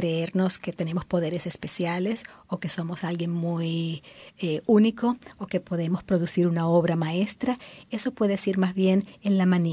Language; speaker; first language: Spanish; native; Spanish